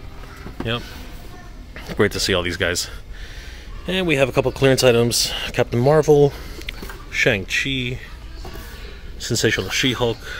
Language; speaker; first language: English; native; English